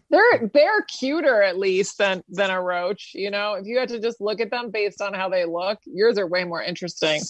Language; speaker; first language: English; native; English